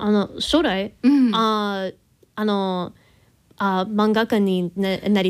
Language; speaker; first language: Japanese; non-native, learner; English